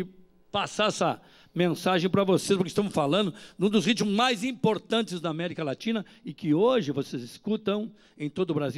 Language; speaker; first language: Portuguese; native; Portuguese